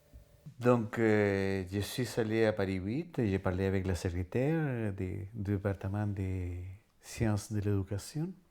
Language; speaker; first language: French; non-native, fluent; Spanish